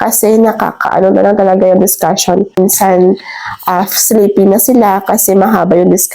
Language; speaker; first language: Filipino; native; Filipino